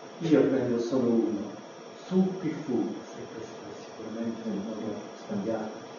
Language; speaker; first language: Italian; non-native, fluent; English